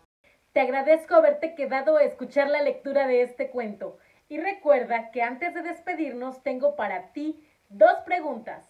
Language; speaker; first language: Spanish; native; Spanish